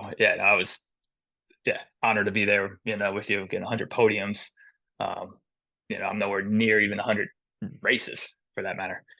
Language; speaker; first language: English; native; English